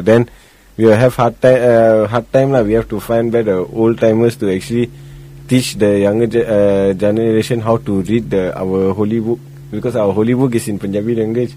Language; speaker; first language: English; native; English